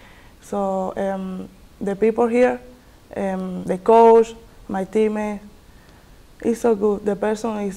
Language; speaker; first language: English; non-native, learner; Spanish